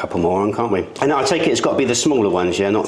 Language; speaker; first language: English; native; English